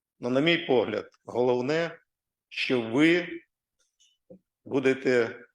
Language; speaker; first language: Ukrainian; non-native, local second language; Russian